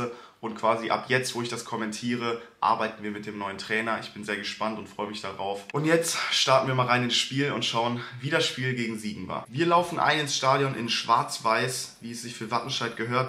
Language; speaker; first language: German; native; German